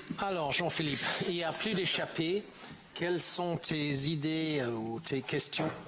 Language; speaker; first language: French; native; French